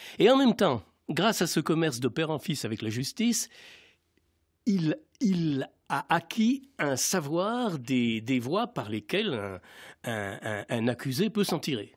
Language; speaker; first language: French; native; French